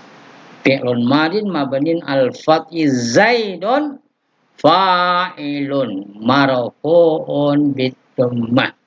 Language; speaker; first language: Arabic; non-native, fluent; Indonesian